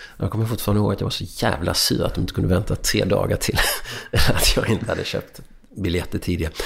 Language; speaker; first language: Swedish; early bilingual, other home language; Hungarian